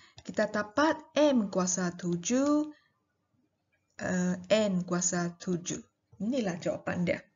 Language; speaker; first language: Malay; non-native, local second language; Chinese